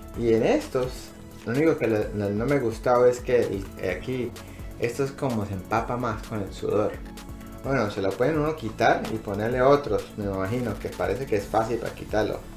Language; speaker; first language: Spanish; early bilingual, heritage; English